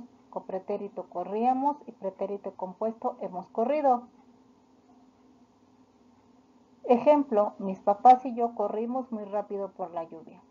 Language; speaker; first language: Spanish; native; Spanish